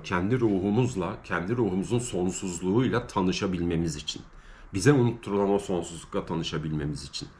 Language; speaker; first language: Turkish; native; Turkish